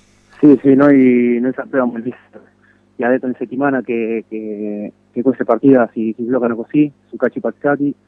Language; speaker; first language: Italian; non-native, fluent; Spanish